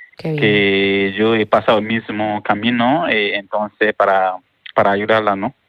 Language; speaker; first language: Spanish; non-native, learner; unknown